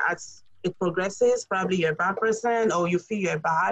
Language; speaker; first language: English; non-native, local second language; Yoruba